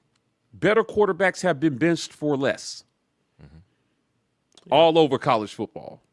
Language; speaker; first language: English; native; English